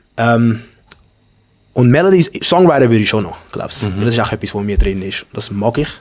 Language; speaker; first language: German; early bilingual, other home language; English